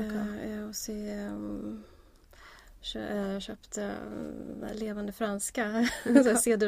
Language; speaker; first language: French; non-native, learner; Swedish